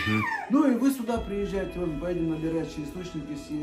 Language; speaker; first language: Russian; native; Russian